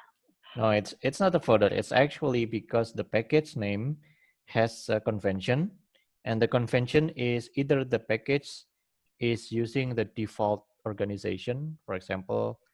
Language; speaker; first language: English; non-native, fluent; Indonesian